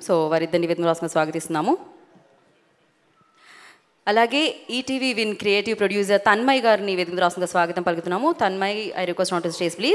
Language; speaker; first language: Telugu; native; Telugu